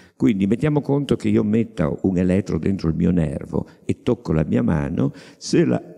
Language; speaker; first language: Italian; native; Italian